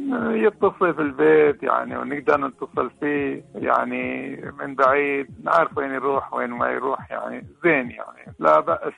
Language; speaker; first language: Arabic; non-native, fluent; Persian